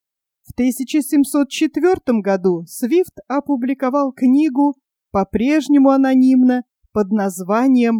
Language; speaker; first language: Russian; native; Russian